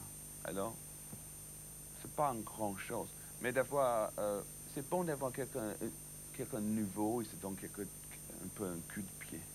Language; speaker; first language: French; non-native, learner; English